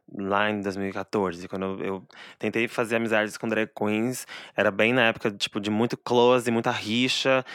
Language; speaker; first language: Portuguese; native; Portuguese